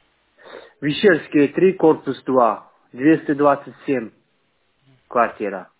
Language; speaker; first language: Russian; non-native, learner; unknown